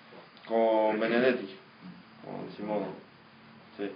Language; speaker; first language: Italian; non-native, learner; Spanish